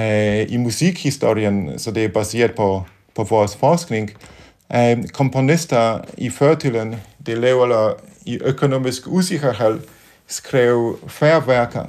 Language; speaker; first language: Danish; non-native, fluent; Polish